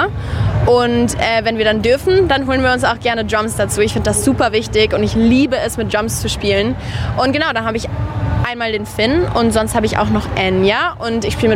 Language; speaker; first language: German; native; German